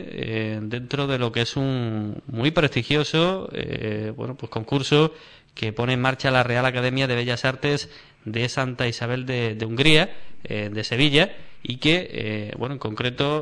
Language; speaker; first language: Spanish; native; Spanish